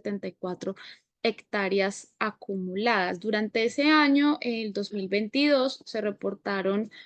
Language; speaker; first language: Spanish; native; Spanish